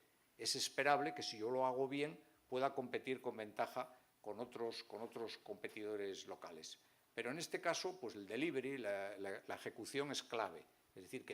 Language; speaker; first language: Spanish; native; Spanish